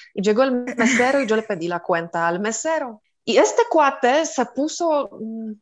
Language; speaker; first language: Spanish; non-native, fluent; Polish